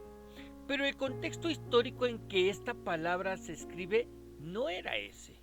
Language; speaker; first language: Spanish; native; Spanish